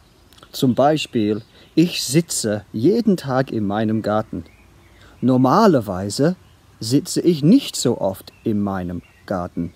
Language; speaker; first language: German; non-native, fluent; English